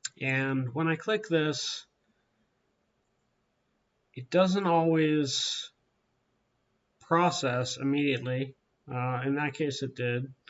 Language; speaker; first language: English; native; English